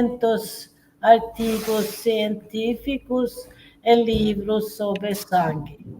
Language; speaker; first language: Portuguese; non-native, fluent; Swedish